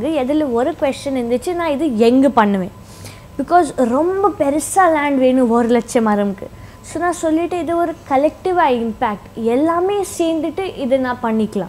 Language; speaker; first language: Tamil; non-native, local second language; Hindi